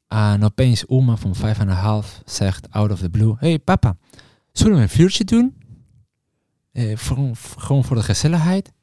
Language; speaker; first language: Dutch; non-native, fluent; Spanish